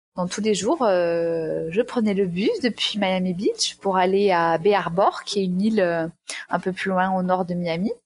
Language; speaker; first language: French; native; French